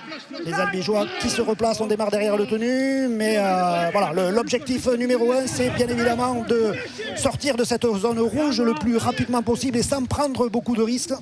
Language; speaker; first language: French; native; French